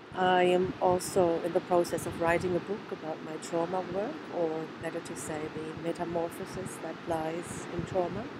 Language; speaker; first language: English; non-native, fluent; German